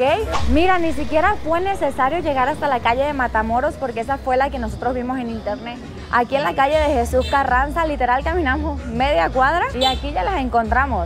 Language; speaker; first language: Spanish; native; Spanish